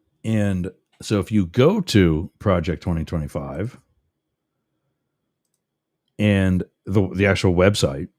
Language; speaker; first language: English; native; English